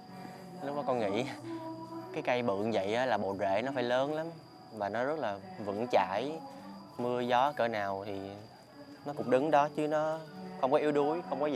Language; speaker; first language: Vietnamese; native; Vietnamese